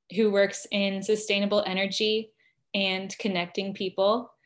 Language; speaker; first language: English; native; English